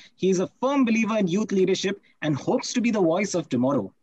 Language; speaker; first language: English; non-native, local second language; Hindi